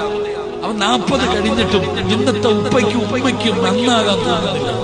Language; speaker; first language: Malayalam; native; Malayalam